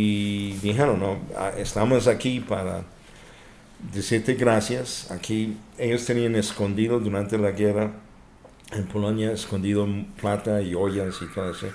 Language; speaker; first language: Spanish; non-native, fluent; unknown